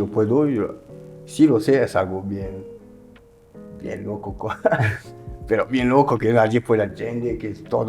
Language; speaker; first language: Spanish; non-native, learner; French